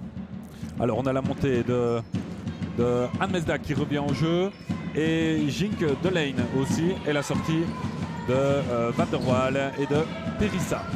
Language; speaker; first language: French; native; French